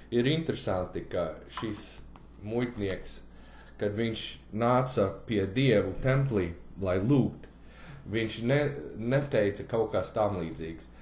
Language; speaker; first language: Latvian; early bilingual, heritage; Latvian